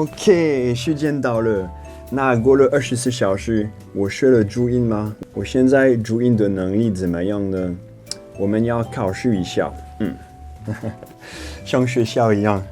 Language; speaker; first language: Chinese; non-native, fluent; French